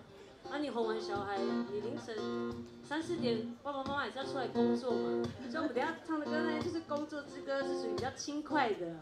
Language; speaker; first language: Chinese; native; Chinese